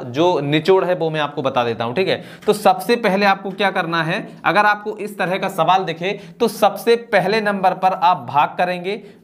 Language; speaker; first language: Hindi; native; Hindi